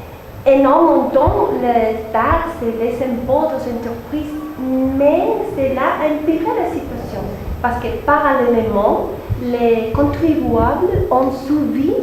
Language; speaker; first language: French; non-native, learner; Spanish